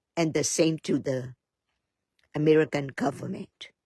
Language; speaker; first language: English; non-native, learner; Burmese